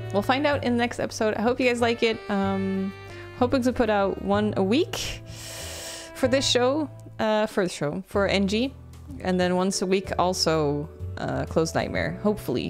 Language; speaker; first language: English; non-native, fluent; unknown